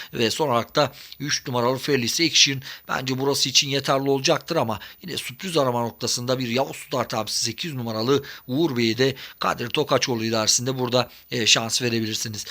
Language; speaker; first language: Turkish; native; Turkish